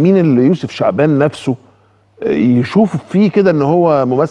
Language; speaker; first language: Arabic; native; Arabic